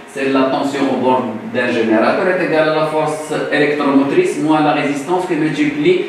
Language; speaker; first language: French; non-native, local second language; Arabic